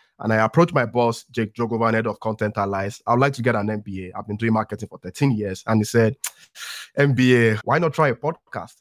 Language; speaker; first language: English; non-native, local second language; Yoruba